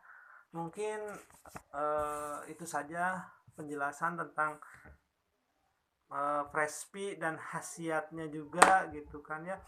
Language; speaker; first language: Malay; non-native, local second language; Sundanese